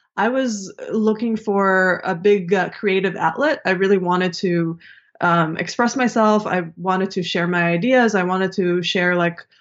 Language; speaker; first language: English; early bilingual, other home language; Hebrew